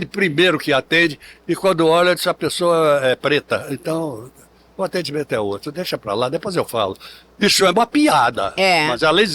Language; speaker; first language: Portuguese; native; Portuguese